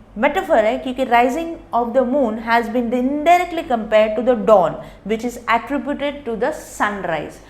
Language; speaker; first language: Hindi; non-native, local second language; Bangla